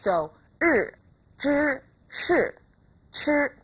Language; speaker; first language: Chinese; non-native, fluent; English